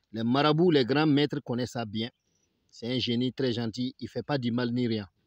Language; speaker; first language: French; non-native, local second language; Bambara